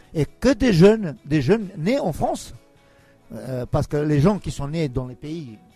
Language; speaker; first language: French; non-native, fluent; Albanian